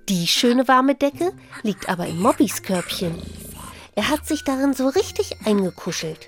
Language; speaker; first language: German; native; German